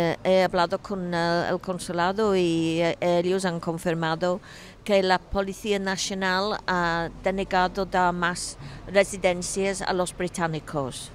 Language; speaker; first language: Spanish; non-native, fluent; English